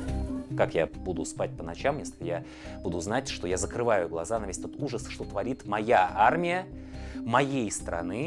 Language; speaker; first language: Russian; native; Russian